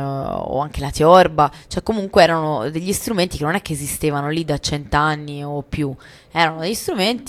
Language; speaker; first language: Italian; native; Italian